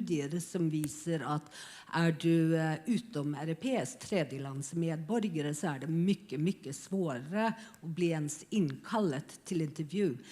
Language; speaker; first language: Swedish; non-native, fluent; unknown